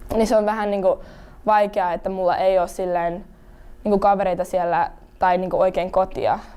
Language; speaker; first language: Finnish; native; Finnish